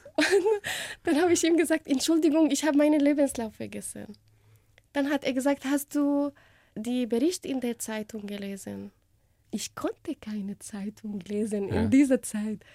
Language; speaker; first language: German; non-native, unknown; Arabic